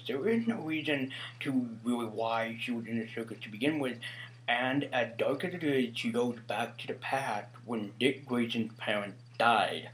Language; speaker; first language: English; native; English